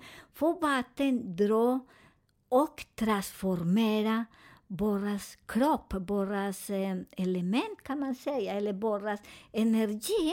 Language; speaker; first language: Swedish; non-native, fluent; Spanish